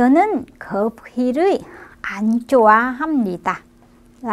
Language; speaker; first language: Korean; non-native, fluent; Vietnamese